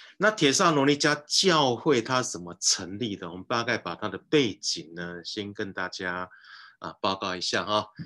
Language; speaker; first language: Chinese; native; Chinese